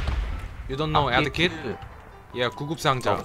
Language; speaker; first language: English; non-native, learner; Korean